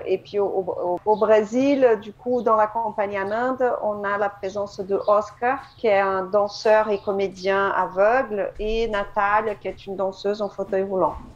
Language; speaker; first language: French; non-native, fluent; Portuguese